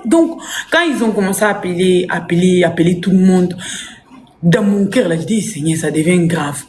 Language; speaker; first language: French; non-native, local second language; Lingala